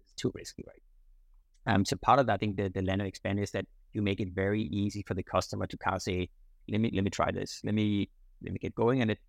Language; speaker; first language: English; non-native, fluent; Danish